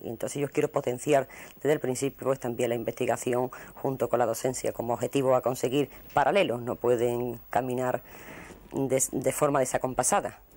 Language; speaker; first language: Spanish; native; Spanish